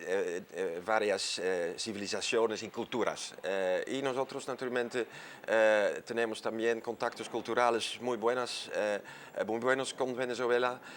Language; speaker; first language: Spanish; non-native, fluent; Dutch